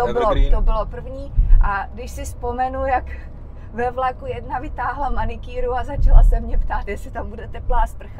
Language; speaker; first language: Czech; native; Czech